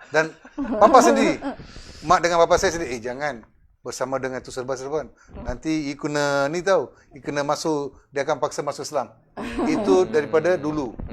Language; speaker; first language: Malay; non-native, local second language; Tamil